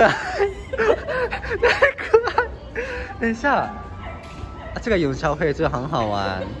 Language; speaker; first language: Chinese; non-native, fluent; Japanese